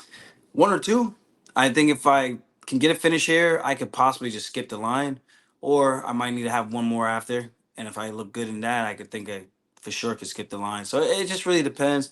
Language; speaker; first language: English; native; English